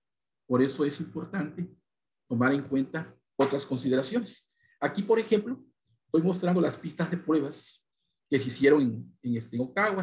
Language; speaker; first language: Spanish; native; Spanish